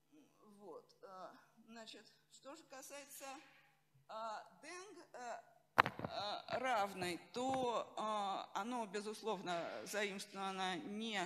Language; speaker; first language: Russian; native; Russian